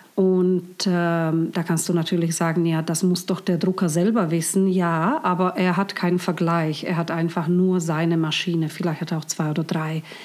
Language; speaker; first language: German; non-native, fluent; Slovak